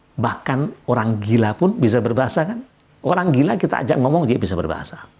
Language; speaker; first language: Indonesian; non-native, local second language; Javanese